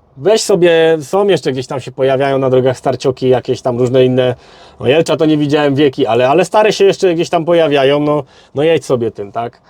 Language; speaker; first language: Polish; native; Polish